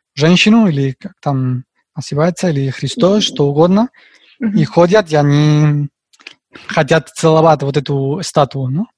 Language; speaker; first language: Russian; non-native, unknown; Spanish